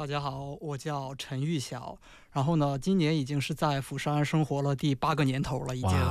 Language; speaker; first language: Chinese; native; Chinese